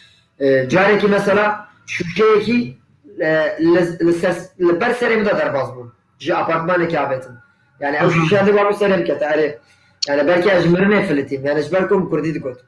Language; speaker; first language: Kurdish; non-native, local second language; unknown